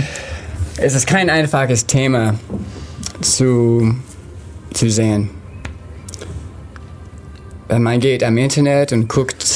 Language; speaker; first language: German; non-native, learner; English